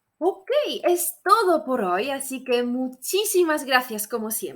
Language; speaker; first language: Spanish; non-native, fluent; Polish